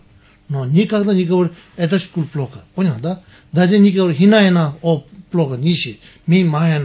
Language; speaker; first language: Russian; non-native, learner; Tibetan